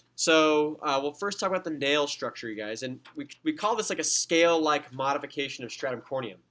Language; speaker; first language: English; native; English